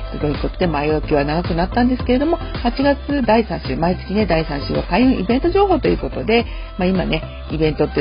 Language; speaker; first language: Japanese; native; Japanese